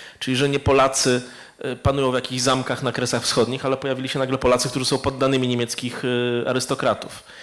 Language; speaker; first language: Polish; native; Polish